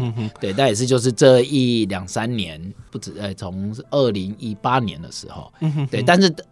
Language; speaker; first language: Chinese; native; Chinese